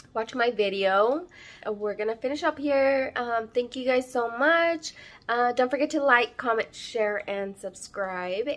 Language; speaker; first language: English; early bilingual, other home language; Spanish